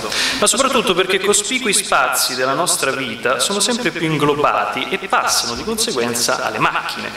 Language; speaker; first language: Italian; native; Italian